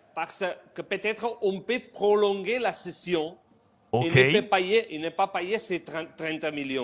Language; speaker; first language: French; non-native, learner; Spanish